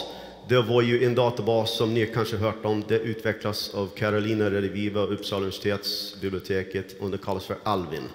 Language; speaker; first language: Swedish; non-native, fluent; English